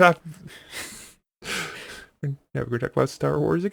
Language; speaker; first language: English; native; English